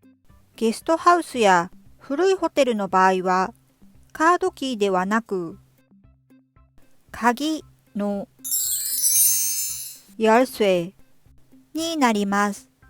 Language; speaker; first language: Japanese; non-native, fluent; Korean